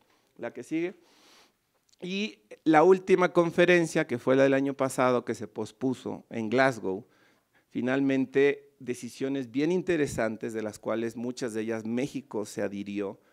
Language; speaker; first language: Spanish; native; Spanish